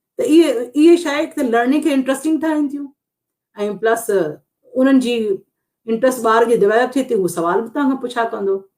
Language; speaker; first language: Sindhi; non-native, local second language; Urdu